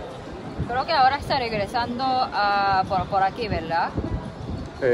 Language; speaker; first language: Spanish; non-native, learner; Japanese